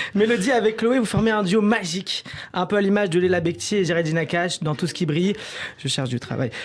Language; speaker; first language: French; native; French